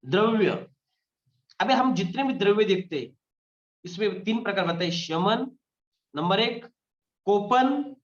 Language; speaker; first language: Hindi; non-native, local second language; Marathi